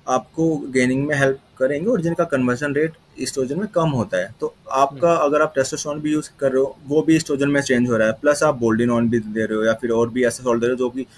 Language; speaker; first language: Hindi; native; Hindi